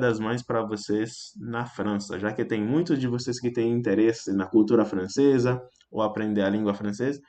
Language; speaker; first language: Portuguese; non-native, fluent; French